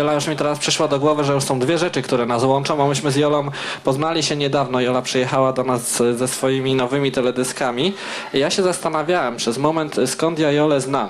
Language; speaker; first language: Polish; native; Polish